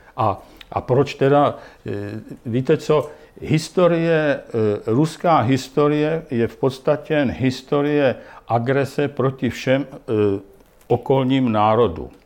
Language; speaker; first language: Czech; native; Czech